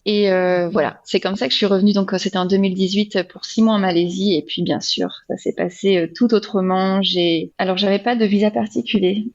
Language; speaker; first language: French; native; French